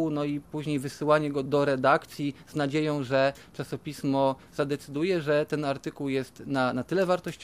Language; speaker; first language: Polish; native; Polish